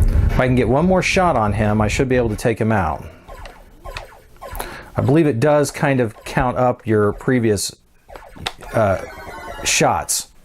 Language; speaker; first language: English; native; English